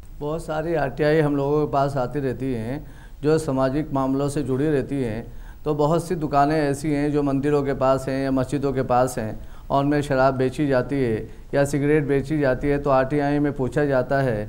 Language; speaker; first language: Hindi; native; Hindi